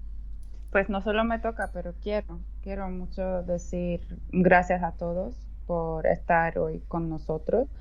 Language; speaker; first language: Spanish; non-native, fluent; Polish